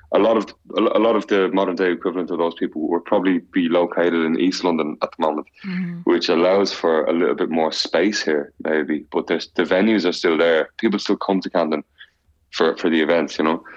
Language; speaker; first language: English; native; English